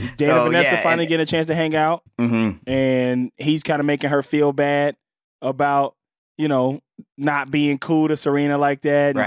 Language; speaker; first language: English; native; English